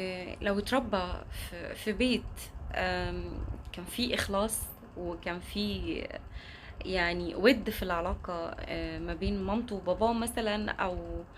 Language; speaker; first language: Arabic; native; Arabic